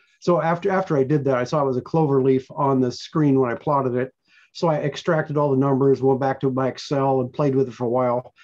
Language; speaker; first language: English; native; English